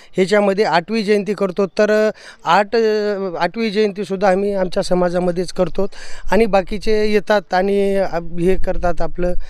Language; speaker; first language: Marathi; non-native, local second language; Lambadi